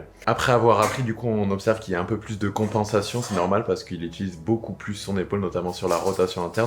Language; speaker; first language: French; native; French